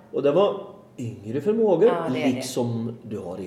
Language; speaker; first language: Swedish; native; Swedish